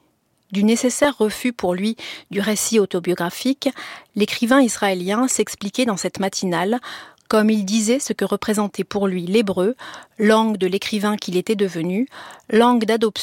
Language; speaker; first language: French; native; French